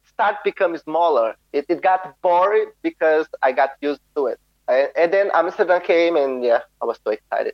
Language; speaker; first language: English; non-native, fluent; Portuguese